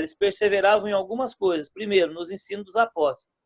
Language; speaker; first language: Portuguese; native; Portuguese